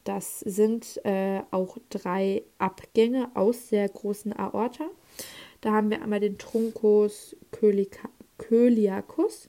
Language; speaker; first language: German; native; German